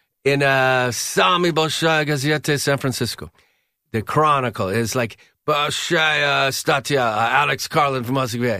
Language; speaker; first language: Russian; non-native, learner; English